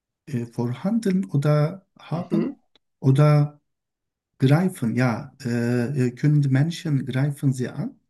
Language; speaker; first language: German; non-native, learner; Turkish